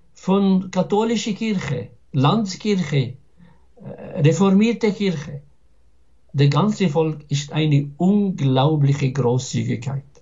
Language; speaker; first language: German; non-native, fluent; Arabic